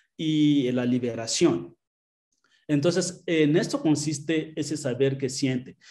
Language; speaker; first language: Spanish; non-native, fluent; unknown